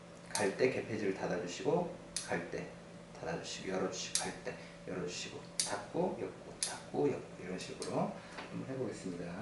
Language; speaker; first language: Korean; native; Korean